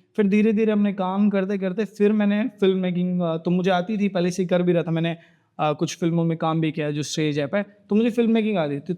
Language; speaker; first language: Hindi; native; Hindi